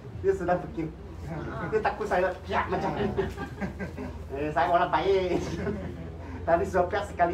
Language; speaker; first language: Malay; non-native, local second language; Cantonese